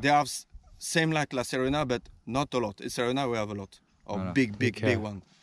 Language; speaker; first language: English; non-native, learner; French